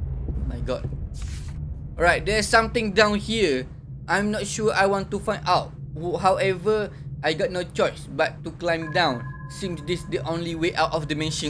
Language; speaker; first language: English; non-native, local second language; Malay